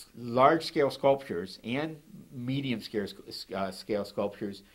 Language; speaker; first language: English; native; English